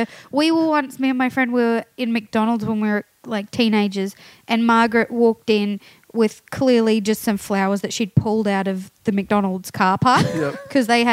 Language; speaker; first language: English; native; English